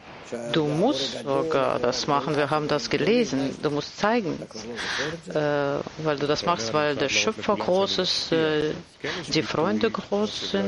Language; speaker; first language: German; non-native, fluent; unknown